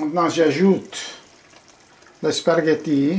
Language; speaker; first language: French; non-native, fluent; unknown